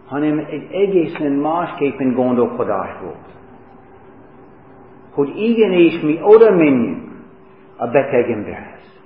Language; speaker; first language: Hungarian; non-native, fluent; English